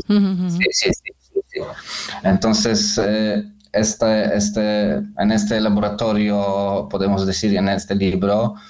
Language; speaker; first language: Spanish; non-native, learner; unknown